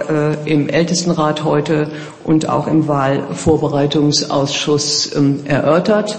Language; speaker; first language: German; native; German